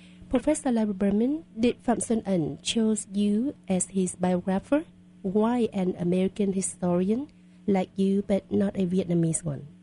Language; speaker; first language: English; non-native, fluent; Vietnamese